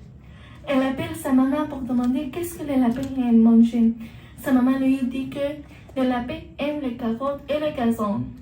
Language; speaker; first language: French; non-native, learner; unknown